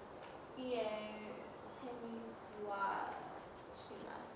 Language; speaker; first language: Japanese; non-native, learner; English